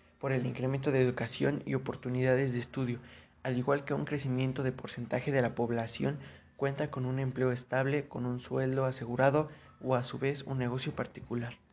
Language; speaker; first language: Spanish; native; Spanish